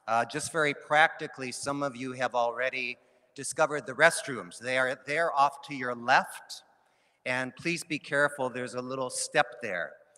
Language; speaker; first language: English; native; English